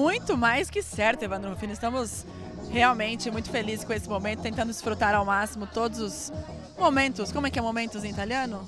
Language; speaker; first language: Portuguese; native; Portuguese